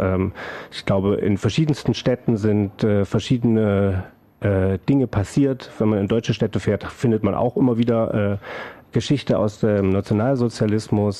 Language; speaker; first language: German; native; German